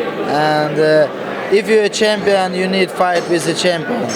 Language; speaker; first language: English; non-native, learner; Russian